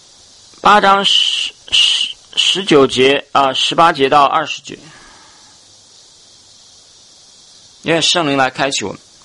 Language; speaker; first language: Chinese; native; Chinese